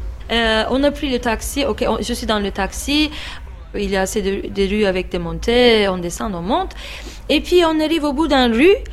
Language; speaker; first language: French; non-native, fluent; Turkish